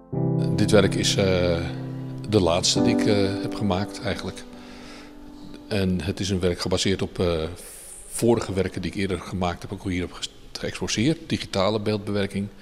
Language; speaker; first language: Dutch; native; Dutch